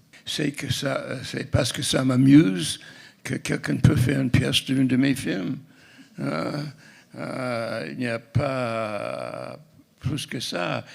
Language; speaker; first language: French; non-native, fluent; English